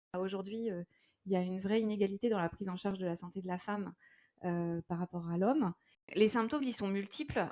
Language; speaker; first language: French; native; French